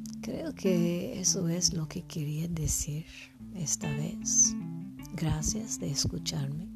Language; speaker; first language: Spanish; non-native, fluent; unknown